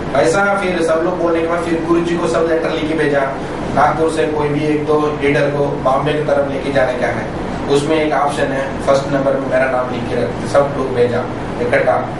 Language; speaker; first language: Hindi; non-native, local second language; Tamil